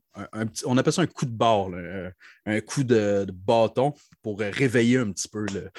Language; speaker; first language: French; native; French